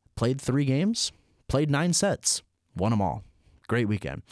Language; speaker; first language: English; native; English